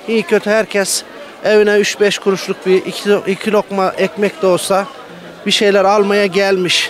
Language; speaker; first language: Turkish; native; Turkish